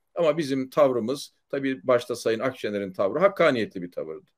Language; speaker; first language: Turkish; native; Turkish